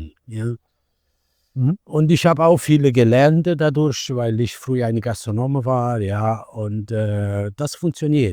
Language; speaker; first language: German; non-native, fluent; Italian